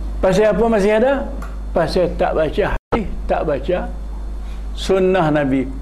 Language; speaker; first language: Malay; early bilingual, heritage; Malay